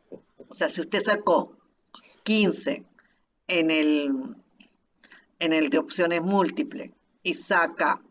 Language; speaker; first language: Spanish; native; Spanish